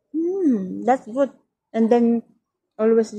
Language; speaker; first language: English; non-native, learner; Filipino